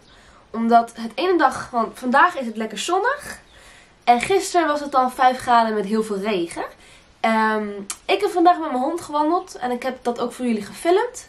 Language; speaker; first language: Dutch; early bilingual, other home language; Portuguese